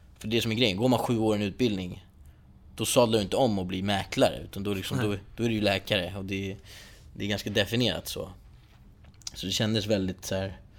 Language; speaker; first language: Swedish; early bilingual, other home language; Persian